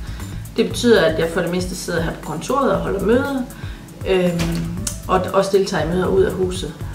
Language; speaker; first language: Danish; native; Danish